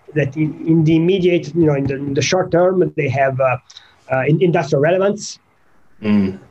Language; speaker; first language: English; non-native, fluent; Italian